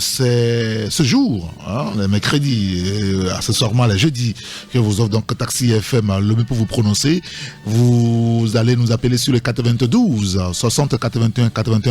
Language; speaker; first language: French; native; French